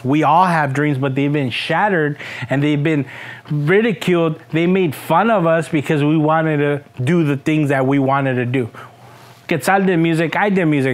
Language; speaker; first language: English; early bilingual, other home language; Spanish